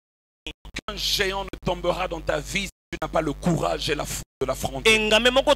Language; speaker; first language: French; non-native, local second language; Lingala